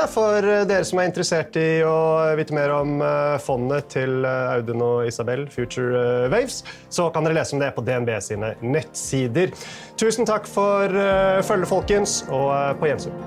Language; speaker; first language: Norwegian; native; Norwegian